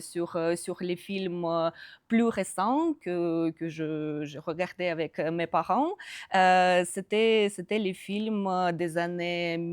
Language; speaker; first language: French; non-native, fluent; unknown